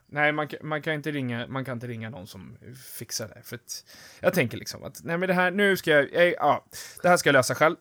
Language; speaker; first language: Swedish; native; Swedish